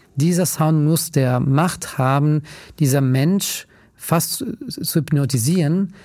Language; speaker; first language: German; non-native, fluent; Italian